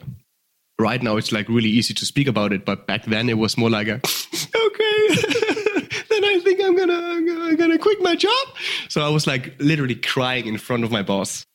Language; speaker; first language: English; non-native, fluent; German